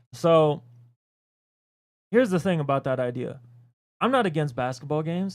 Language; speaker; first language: English; native; English